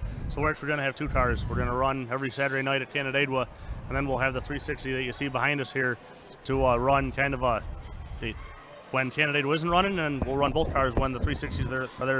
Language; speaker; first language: English; native; English